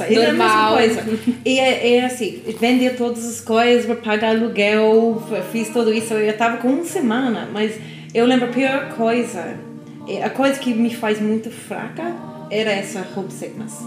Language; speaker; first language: Portuguese; non-native, learner; English